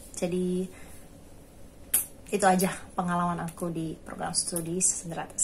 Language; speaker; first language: Indonesian; native; Indonesian